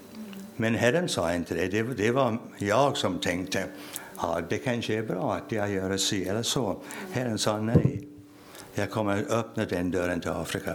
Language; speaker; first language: Swedish; non-native, fluent; English